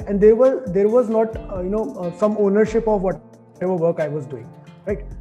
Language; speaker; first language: English; non-native, local second language; Hindi